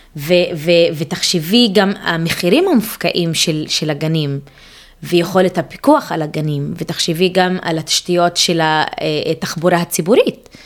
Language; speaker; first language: Hebrew; non-native, local second language; Arabic